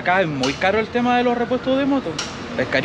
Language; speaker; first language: Spanish; native; Spanish